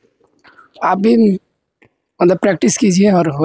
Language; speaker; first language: Hindi; non-native, local second language; Bangla